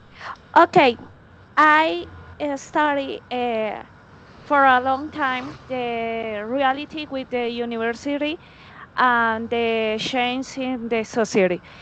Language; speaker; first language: English; non-native, learner; Spanish